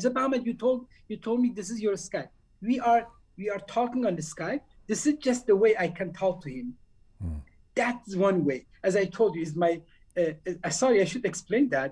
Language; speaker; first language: English; non-native, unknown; Persian